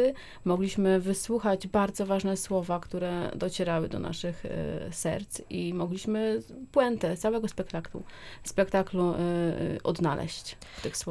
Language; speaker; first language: Polish; native; Polish